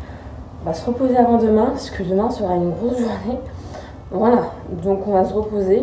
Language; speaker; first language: French; native; French